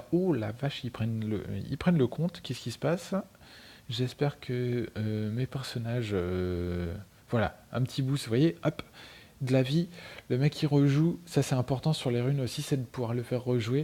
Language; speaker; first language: French; native; French